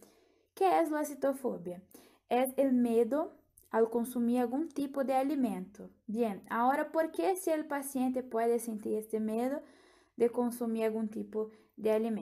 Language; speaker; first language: Portuguese; non-native, learner; Spanish